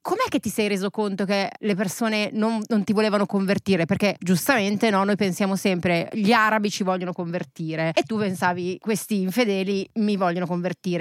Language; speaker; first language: Italian; native; Italian